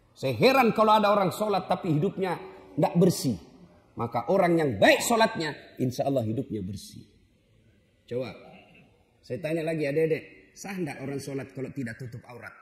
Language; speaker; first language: Indonesian; non-native, local second language; Buginese